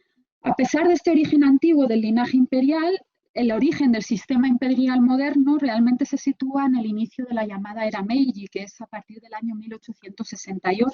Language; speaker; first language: Spanish; native; Spanish